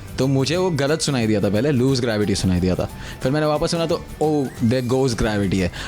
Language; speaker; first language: Hindi; non-native, local second language; Tulu